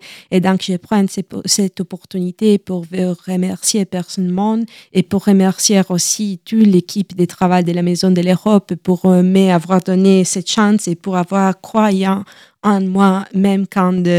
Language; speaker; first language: French; non-native, learner; Italian